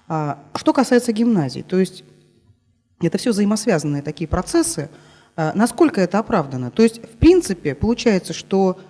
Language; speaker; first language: Russian; native; Russian